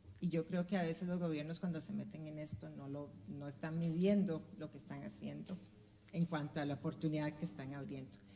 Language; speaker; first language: Spanish; native; Spanish